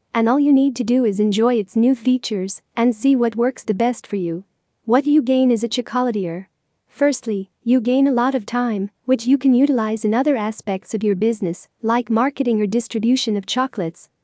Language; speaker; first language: English; non-native, learner; Arabic